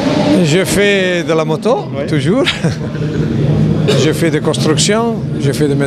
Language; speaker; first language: French; non-native, learner; Italian